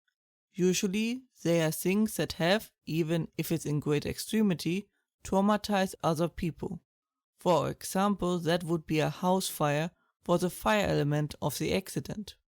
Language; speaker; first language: English; non-native, fluent; German